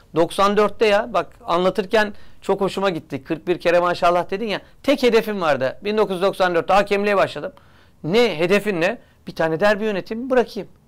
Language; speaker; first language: Turkish; native; Turkish